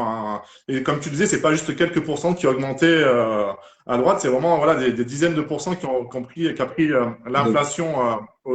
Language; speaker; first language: French; native; French